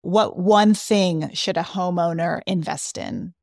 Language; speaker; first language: English; native; English